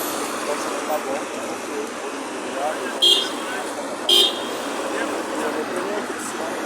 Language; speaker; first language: French; non-native, learner; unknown